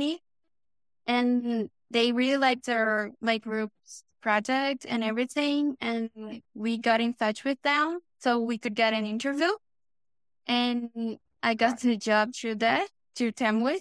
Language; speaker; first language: English; non-native, fluent; Portuguese